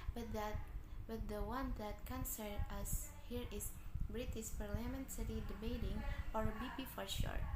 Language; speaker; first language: English; non-native, learner; Indonesian